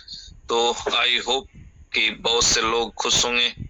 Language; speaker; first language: Hindi; native; Hindi